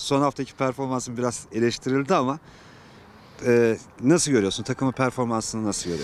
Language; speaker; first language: Turkish; native; Turkish